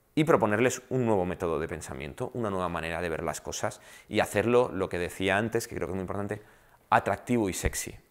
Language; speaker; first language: Spanish; native; Spanish